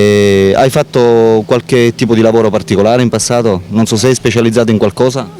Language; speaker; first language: Italian; native; Italian